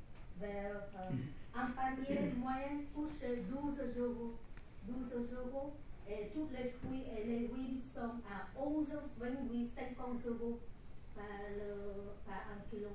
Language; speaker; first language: French; non-native, learner; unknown